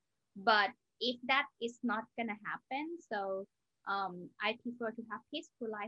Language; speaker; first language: English; non-native, learner; Thai